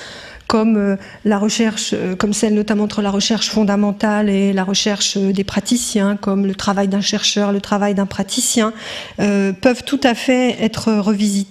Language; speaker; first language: French; native; French